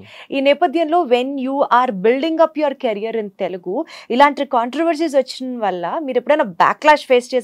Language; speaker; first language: Telugu; native; Telugu